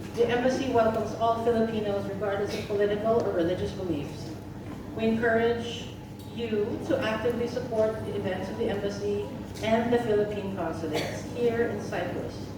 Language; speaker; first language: English; non-native, local second language; Filipino